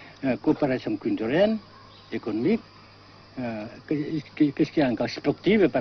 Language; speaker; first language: French; non-native, fluent; Vietnamese